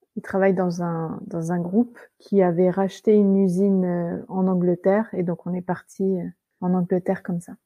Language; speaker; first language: French; native; French